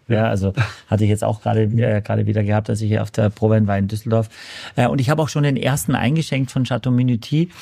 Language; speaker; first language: German; native; German